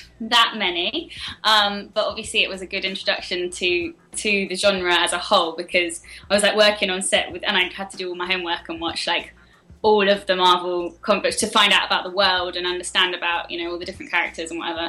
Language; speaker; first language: English; native; English